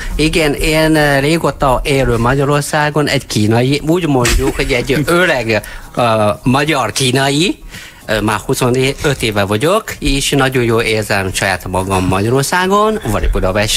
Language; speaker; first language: Hungarian; non-native, learner; Chinese